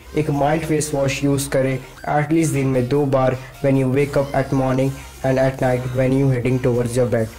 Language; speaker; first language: English; non-native, local second language; Hindi